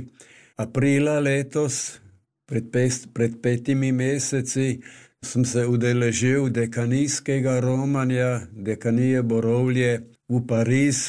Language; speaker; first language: Slovenian; native; Slovenian